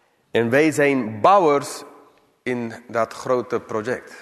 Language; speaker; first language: Dutch; non-native, fluent; English